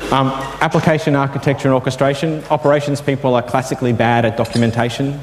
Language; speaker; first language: English; native; English